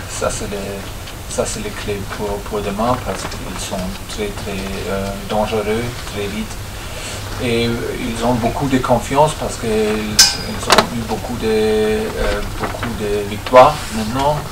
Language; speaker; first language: French; non-native, fluent; German